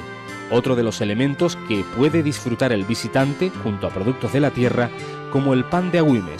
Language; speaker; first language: Spanish; native; Spanish